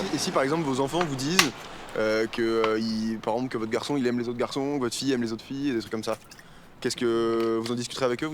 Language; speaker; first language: French; native; French